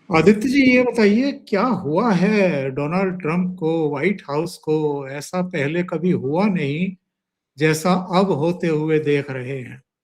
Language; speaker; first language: Hindi; native; Hindi